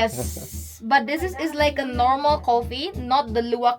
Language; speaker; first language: English; non-native, fluent; Indonesian